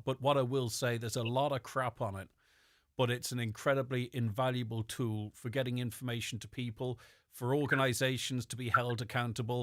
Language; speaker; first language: English; native; English